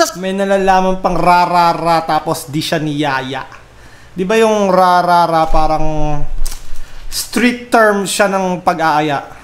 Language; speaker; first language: Filipino; native; Filipino